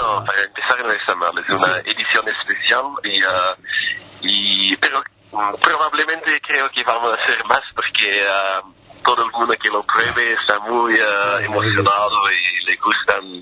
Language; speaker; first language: Spanish; non-native, fluent; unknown